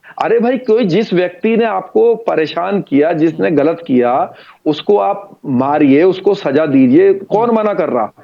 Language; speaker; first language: Hindi; native; Hindi